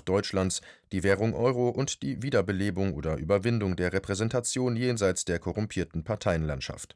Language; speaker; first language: German; native; German